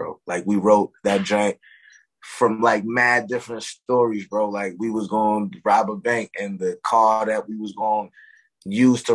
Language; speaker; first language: English; native; English